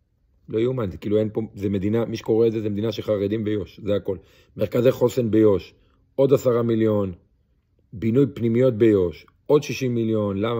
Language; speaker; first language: Hebrew; native; Hebrew